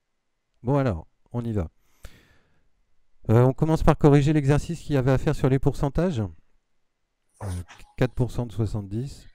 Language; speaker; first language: French; native; French